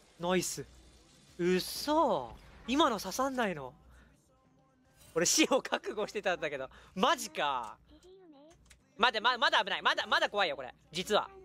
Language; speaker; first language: Japanese; native; Japanese